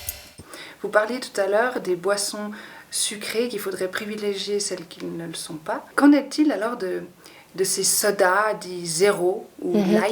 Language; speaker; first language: French; native; French